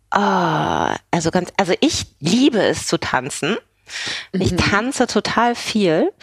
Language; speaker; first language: German; native; German